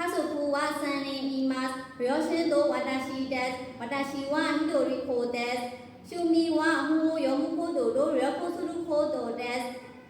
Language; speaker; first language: Japanese; non-native, learner; Burmese